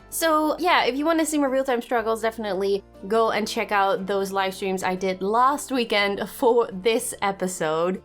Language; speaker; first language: English; non-native, fluent; Dutch